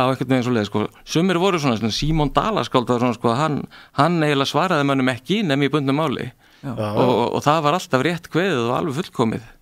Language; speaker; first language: Icelandic; native; Icelandic